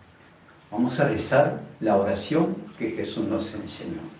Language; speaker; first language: Spanish; native; Spanish